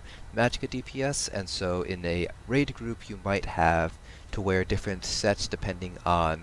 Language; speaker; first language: English; native; English